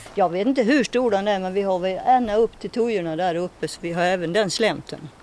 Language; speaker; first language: Swedish; native; Swedish